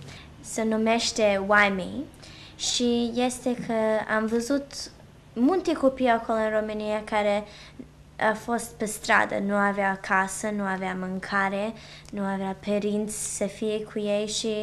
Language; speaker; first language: Romanian; early bilingual, heritage; Romanian